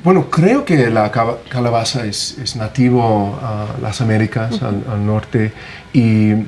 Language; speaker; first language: Spanish; non-native, fluent; English